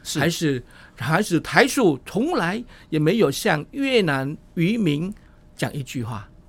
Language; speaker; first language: Chinese; non-native, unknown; Vietnamese